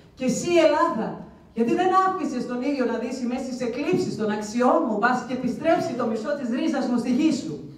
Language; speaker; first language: Greek; native; Greek